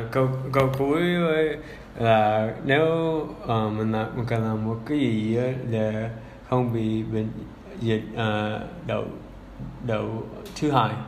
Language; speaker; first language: Vietnamese; early bilingual, heritage; English